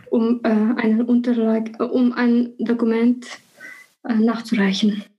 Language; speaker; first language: German; non-native, fluent; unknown